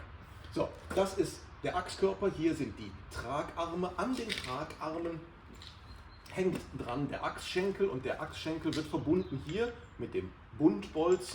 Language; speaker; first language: German; native; German